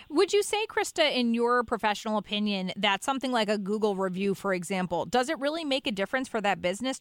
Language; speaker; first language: English; native; English